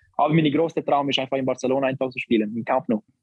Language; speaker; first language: German; non-native, learner; Albanian